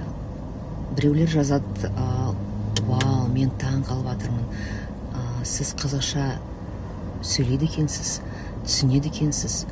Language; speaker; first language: Kazakh; non-native, local second language; Russian